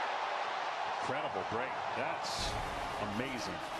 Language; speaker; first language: English; native; English